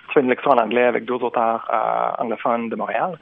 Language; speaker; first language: French; native; French